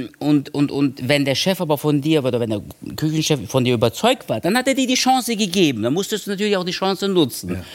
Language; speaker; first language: German; early bilingual, other home language; Turkish